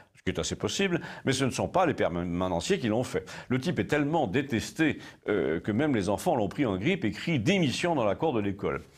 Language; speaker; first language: French; native; French